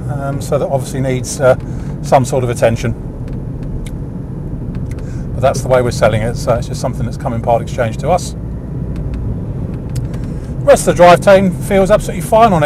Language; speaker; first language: English; native; English